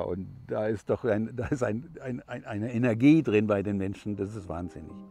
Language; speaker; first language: German; non-native, fluent; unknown